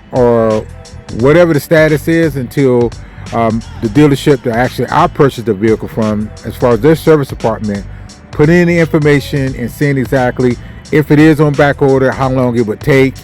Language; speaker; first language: English; native; English